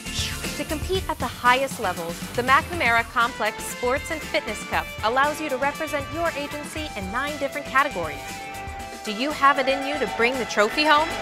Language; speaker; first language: English; native; English